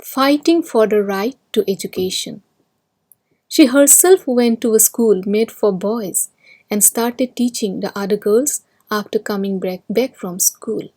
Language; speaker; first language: English; non-native, local second language; Assamese